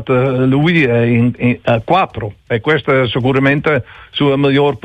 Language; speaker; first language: Italian; non-native, learner; Dutch